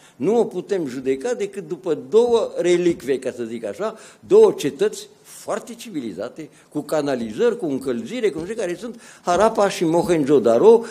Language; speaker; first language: Romanian; native; Romanian